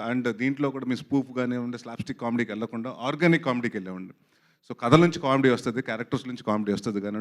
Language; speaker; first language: Telugu; native; Telugu